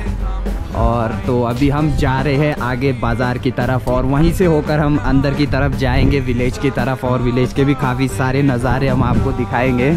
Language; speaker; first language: Hindi; non-native, local second language; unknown